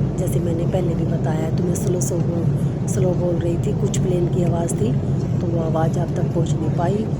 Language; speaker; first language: Hindi; native; Hindi